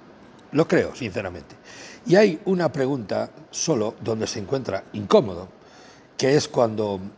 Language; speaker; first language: Spanish; native; Spanish